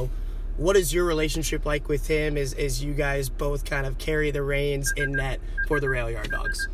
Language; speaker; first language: English; native; English